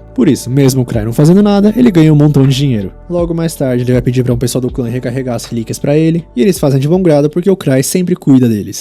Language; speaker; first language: Portuguese; native; Portuguese